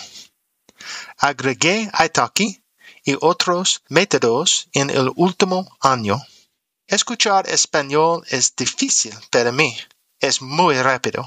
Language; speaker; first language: Spanish; non-native, learner; English